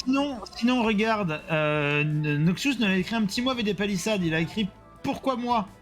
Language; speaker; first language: French; native; French